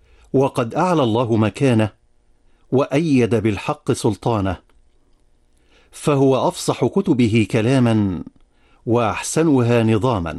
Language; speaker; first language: Arabic; native; Arabic